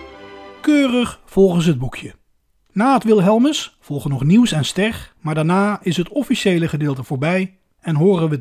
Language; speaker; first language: Dutch; native; Dutch